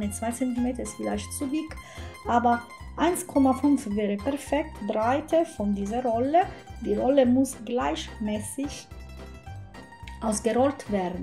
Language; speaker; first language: German; non-native, fluent; Italian